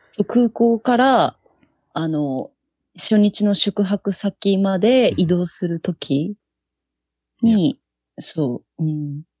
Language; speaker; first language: Japanese; native; Japanese